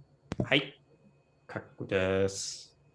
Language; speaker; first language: Japanese; non-native, fluent; English